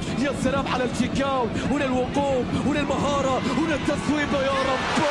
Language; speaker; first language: Arabic; native; Arabic